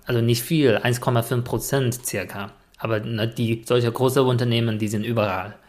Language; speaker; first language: German; non-native, fluent; Chinese